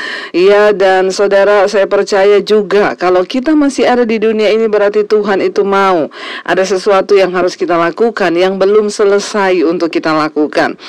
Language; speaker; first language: Indonesian; native; Indonesian